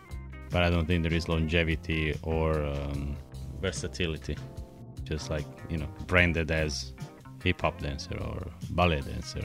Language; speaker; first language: English; non-native, fluent; Italian